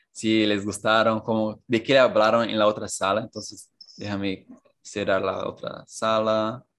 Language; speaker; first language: Spanish; non-native, fluent; Portuguese